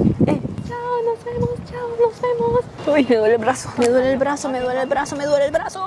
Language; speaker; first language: Spanish; native; Spanish